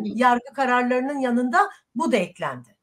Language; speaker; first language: Turkish; native; Turkish